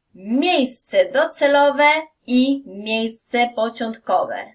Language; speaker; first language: Polish; non-native, fluent; Spanish